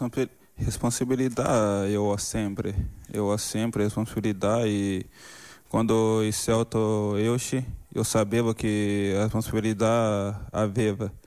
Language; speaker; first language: Spanish; non-native, learner; Portuguese